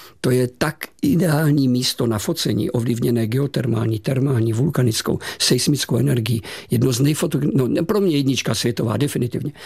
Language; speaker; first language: Czech; native; Czech